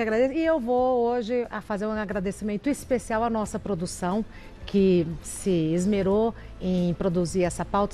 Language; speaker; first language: Portuguese; native; Portuguese